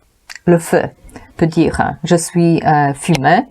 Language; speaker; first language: French; non-native, fluent; Polish